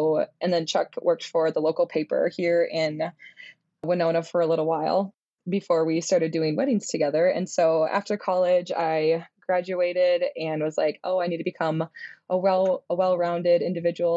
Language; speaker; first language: English; native; English